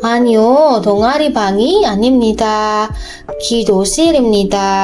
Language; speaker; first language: Korean; non-native, fluent; Indonesian